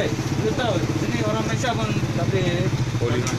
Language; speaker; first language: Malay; non-native, fluent; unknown